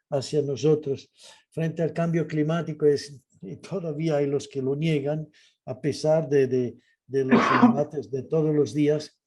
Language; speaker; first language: Spanish; non-native, fluent; Italian